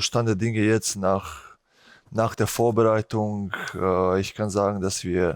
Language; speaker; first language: German; non-native, fluent; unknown